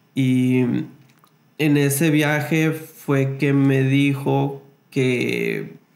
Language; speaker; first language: Spanish; native; Spanish